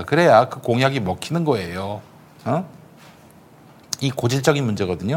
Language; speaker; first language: Korean; native; Korean